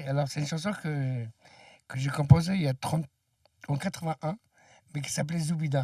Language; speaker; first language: French; early bilingual, other home language; Arabic